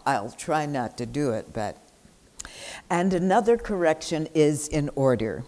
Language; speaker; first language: English; native; English